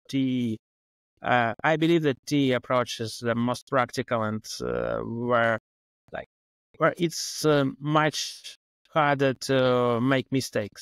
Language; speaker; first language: English; non-native, fluent; Russian